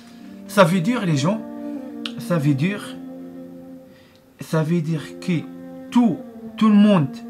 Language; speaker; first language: French; non-native, learner; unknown